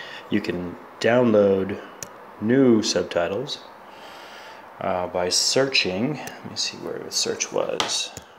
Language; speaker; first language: English; native; English